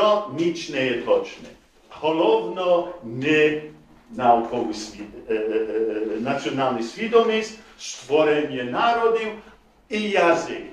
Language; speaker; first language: Ukrainian; non-native, learner; English